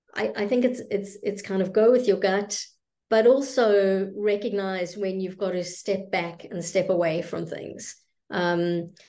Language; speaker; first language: English; native; English